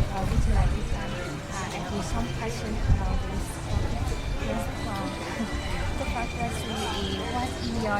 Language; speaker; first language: English; non-native, fluent; Vietnamese